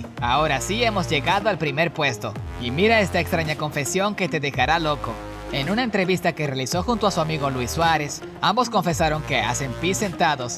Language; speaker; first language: Spanish; native; Spanish